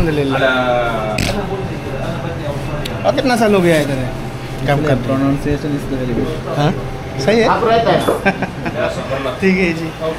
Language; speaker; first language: Hindi; non-native, learner; Filipino